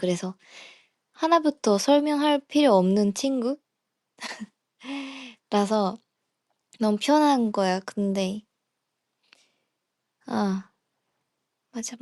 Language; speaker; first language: Korean; non-native, fluent; Japanese